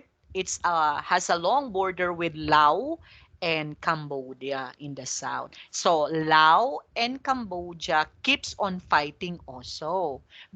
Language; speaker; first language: English; non-native, local second language; Filipino